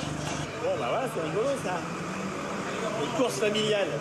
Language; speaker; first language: French; native; French